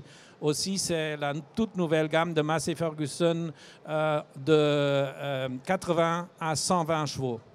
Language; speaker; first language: French; non-native, fluent; German